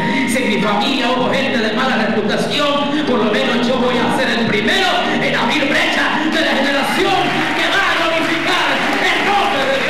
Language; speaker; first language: Spanish; native; Spanish